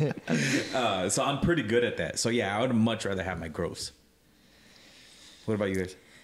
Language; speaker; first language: English; early bilingual, other home language; Spanish